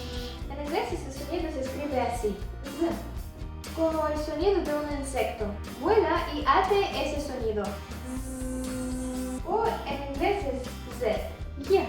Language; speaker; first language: Spanish; non-native, fluent; Russian